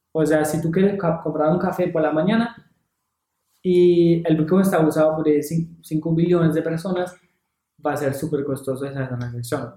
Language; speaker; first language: Spanish; non-native, fluent; English